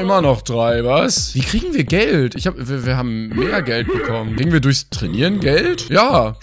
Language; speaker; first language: German; native; German